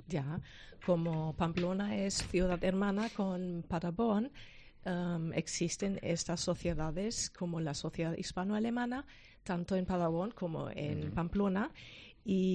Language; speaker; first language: Spanish; non-native, fluent; German